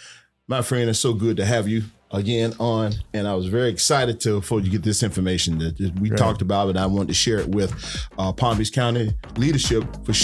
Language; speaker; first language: English; native; English